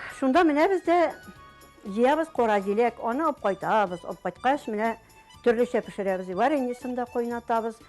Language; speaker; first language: Tatar; native; Tatar